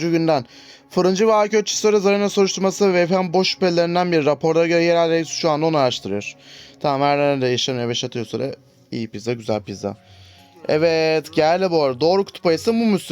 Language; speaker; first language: Turkish; native; Turkish